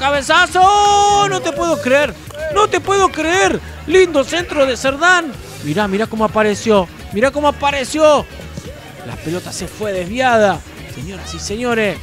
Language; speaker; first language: Spanish; native; Spanish